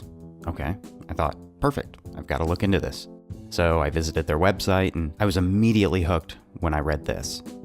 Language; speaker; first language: English; native; English